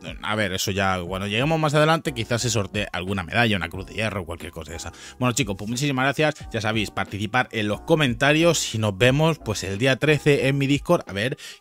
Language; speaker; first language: Spanish; native; Spanish